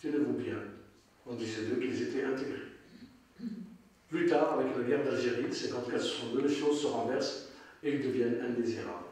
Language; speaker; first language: French; non-native, local second language; Arabic